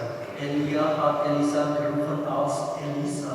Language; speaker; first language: German; non-native, learner; Indonesian